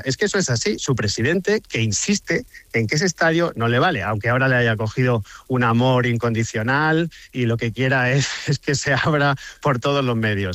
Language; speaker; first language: Spanish; native; Spanish